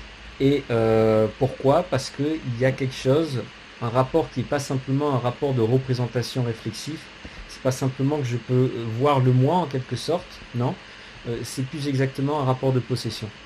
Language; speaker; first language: French; native; French